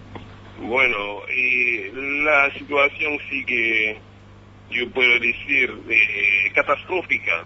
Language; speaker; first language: Spanish; non-native, fluent; Haitian Creole